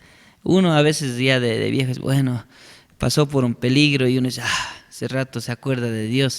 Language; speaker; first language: Spanish; native; Spanish